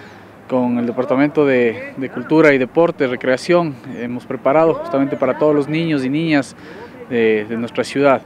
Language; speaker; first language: Spanish; native; Spanish